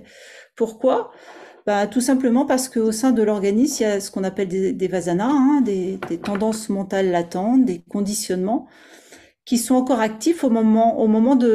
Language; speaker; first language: French; native; French